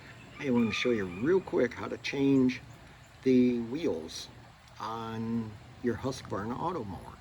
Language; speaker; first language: English; native; English